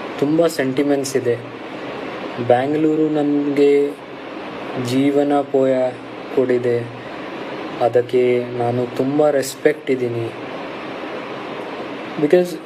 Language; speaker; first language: Kannada; non-native, local second language; Hindi